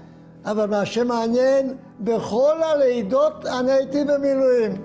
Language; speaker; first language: Hebrew; non-native, fluent; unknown